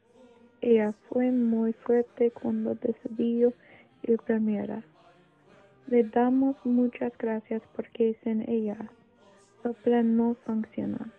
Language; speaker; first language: Spanish; non-native, learner; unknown